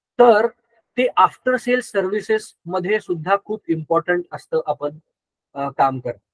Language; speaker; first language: Marathi; non-native, local second language; Gujarati